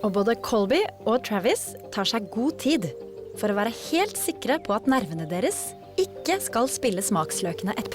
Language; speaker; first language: Norwegian; native; Norwegian